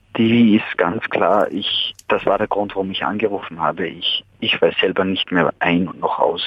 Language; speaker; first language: German; native; German